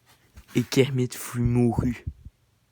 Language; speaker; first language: French; native; French